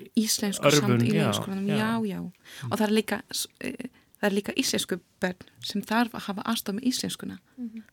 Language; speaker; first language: Icelandic; non-native, learner; Polish